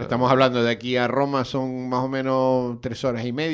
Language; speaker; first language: Spanish; native; Spanish